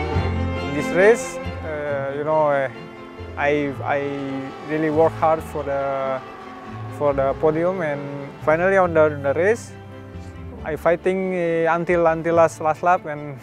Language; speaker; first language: English; non-native, learner; Indonesian